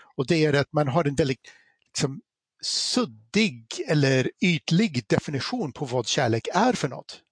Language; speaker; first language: Swedish; non-native, fluent; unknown